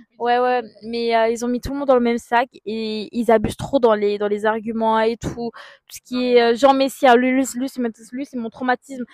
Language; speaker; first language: French; native; French